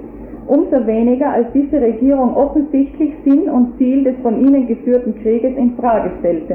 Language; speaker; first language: German; native; German